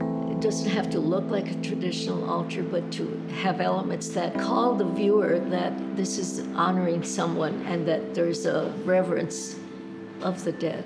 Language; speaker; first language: English; early bilingual, other home language; Spanish